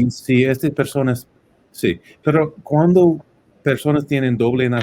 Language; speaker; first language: Spanish; non-native, fluent; English